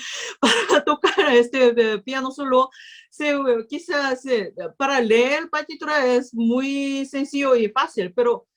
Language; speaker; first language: Spanish; non-native, learner; Korean